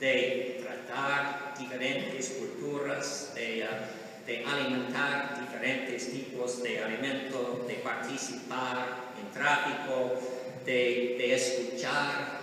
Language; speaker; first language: Spanish; non-native, learner; English